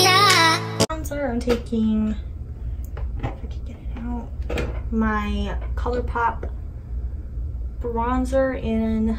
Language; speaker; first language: English; native; English